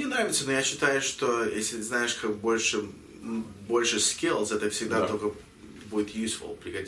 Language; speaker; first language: Russian; early bilingual, heritage; Russian